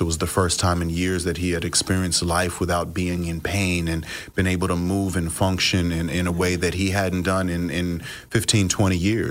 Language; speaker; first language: English; early bilingual, other home language; Russian